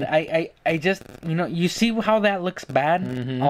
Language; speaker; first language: English; native; English